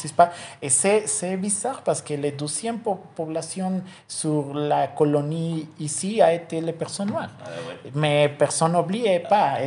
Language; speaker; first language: French; non-native, learner; Spanish